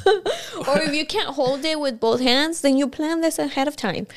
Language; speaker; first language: English; early bilingual, other home language; Spanish